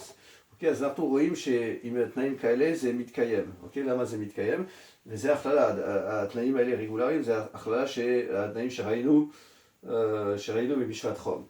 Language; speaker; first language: Hebrew; non-native, fluent; French